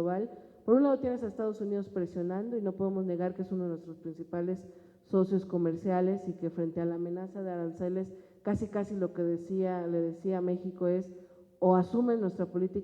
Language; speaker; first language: Spanish; native; Spanish